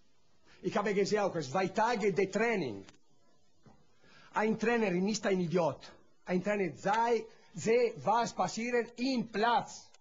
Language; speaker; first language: German; non-native, learner; Italian